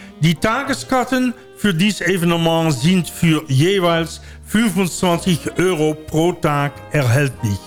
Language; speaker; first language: German; non-native, fluent; Dutch